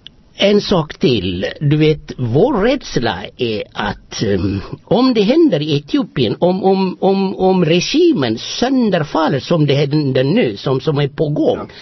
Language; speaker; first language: Swedish; non-native, fluent; Amharic